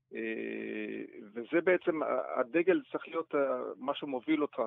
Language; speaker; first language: Hebrew; non-native, fluent; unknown